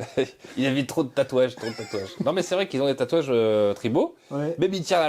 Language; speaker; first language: French; native; French